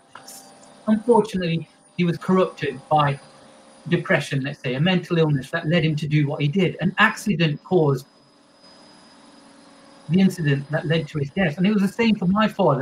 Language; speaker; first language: English; native; English